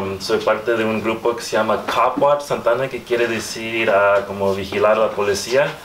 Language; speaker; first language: Spanish; early bilingual, heritage; Spanish